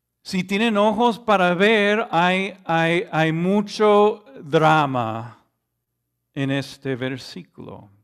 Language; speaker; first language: Spanish; non-native, fluent; English